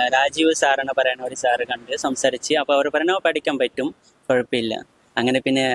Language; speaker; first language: Malayalam; non-native, local second language; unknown